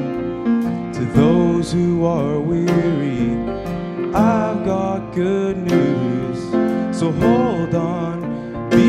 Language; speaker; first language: English; non-native, local second language; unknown